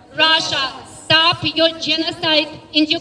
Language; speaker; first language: English; non-native, fluent; Ukrainian